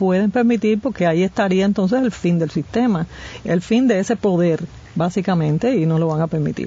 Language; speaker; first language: Spanish; native; Spanish